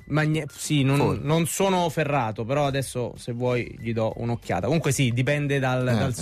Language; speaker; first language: Italian; native; Italian